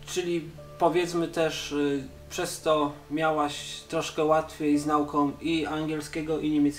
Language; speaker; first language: Polish; native; Polish